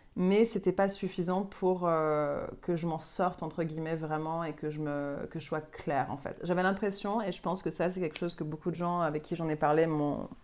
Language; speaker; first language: French; native; French